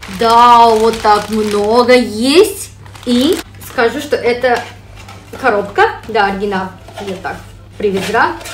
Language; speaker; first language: Russian; non-native, fluent; Japanese